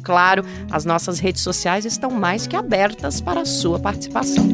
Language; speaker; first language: Portuguese; native; Portuguese